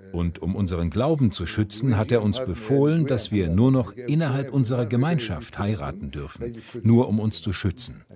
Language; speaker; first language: German; non-native, fluent; Kurdish